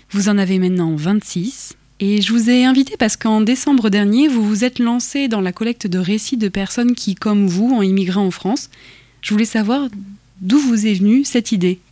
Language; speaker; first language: French; native; French